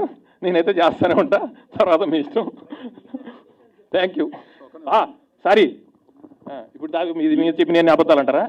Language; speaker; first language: Telugu; native; Telugu